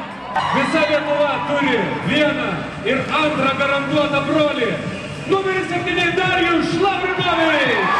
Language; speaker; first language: Lithuanian; native; Lithuanian